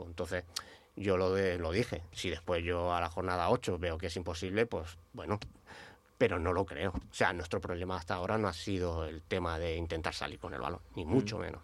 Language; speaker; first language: Spanish; native; Spanish